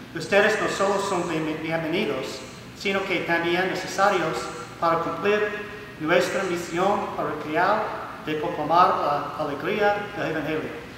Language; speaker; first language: Spanish; non-native, learner; English